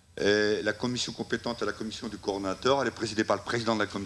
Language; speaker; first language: French; native; French